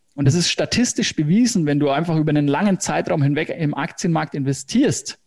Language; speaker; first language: German; native; German